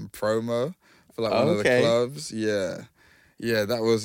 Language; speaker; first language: English; native; English